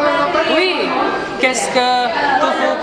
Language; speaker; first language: French; non-native, learner; Indonesian